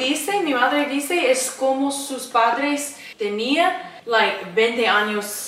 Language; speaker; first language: Spanish; non-native, learner; English